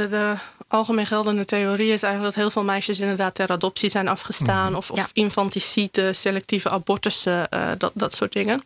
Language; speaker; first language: Dutch; native; Dutch